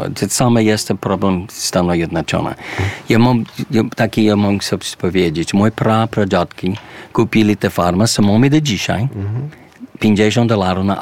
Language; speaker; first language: Polish; early bilingual, heritage; English